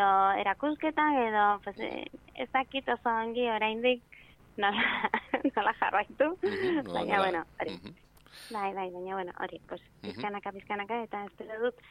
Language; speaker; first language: Basque; non-native, local second language; Spanish